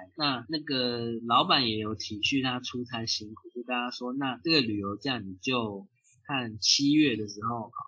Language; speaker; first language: Chinese; native; Chinese